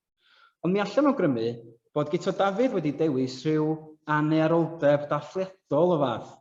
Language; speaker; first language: Welsh; native; Welsh